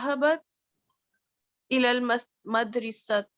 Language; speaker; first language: Arabic; non-native, learner; Urdu